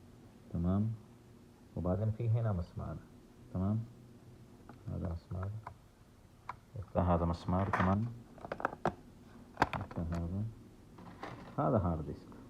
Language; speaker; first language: Arabic; non-native, learner; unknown